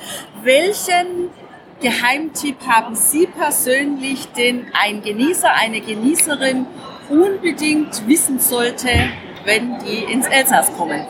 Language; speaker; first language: German; native; German